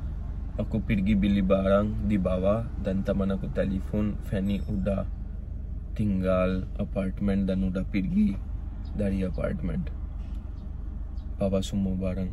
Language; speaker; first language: Indonesian; non-native, fluent; Urdu